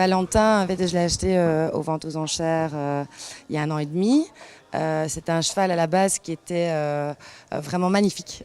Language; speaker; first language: French; native; French